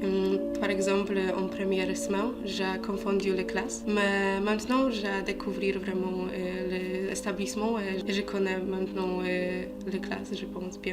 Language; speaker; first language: French; non-native, fluent; Polish